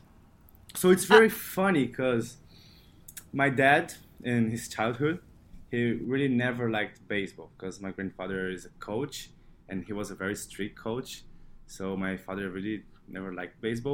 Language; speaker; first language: English; non-native, fluent; Portuguese